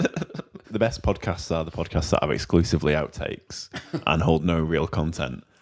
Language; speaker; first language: English; native; English